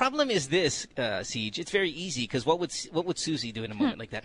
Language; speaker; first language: English; non-native, local second language; Filipino